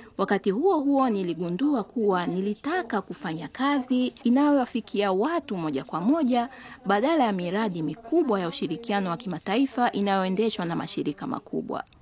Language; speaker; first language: Swahili; native; Swahili